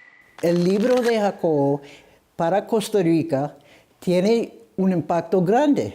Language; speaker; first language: Spanish; non-native, fluent; English